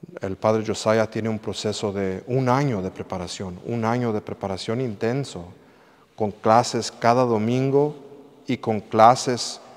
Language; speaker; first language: Spanish; early bilingual, heritage; English